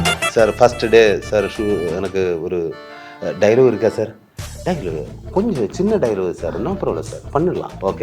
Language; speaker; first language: Tamil; non-native, learner; Malayalam